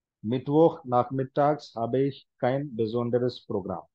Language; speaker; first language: German; non-native, fluent; Hindi